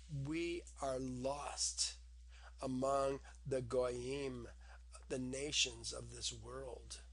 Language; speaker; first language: English; native; English